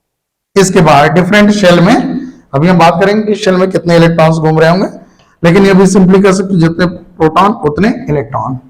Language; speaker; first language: Hindi; native; Hindi